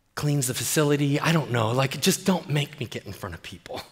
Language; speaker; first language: English; native; English